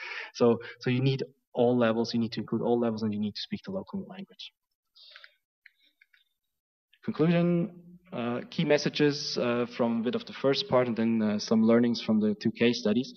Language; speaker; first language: English; non-native, fluent; German